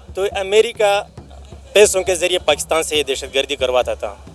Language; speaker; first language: Hindi; non-native, local second language; Pashto